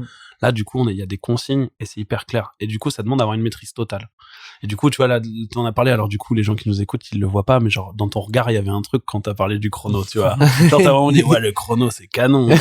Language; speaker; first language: French; native; French